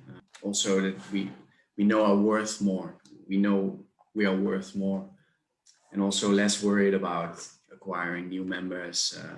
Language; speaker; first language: English; non-native, fluent; Dutch